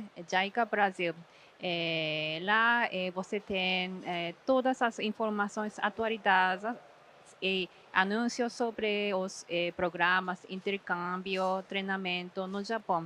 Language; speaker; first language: Portuguese; non-native, fluent; Japanese